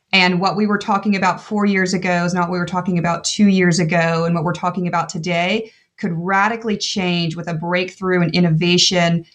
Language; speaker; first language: English; native; English